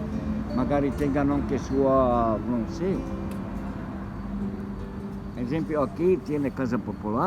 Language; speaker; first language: Italian; non-native, learner; Spanish